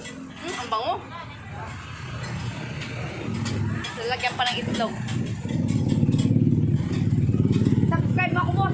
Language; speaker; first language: Filipino; non-native, local second language; Cebuano